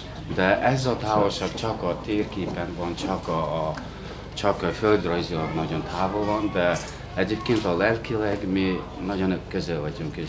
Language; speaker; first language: Hungarian; non-native, fluent; Mongolian